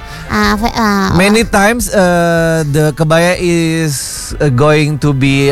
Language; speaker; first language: English; non-native, learner; Indonesian